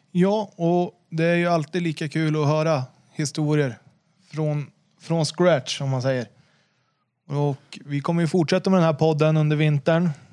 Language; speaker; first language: Swedish; native; Swedish